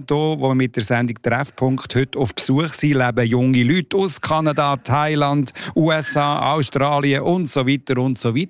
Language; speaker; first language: German; native; German